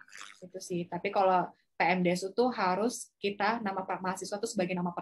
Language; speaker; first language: Indonesian; native; Indonesian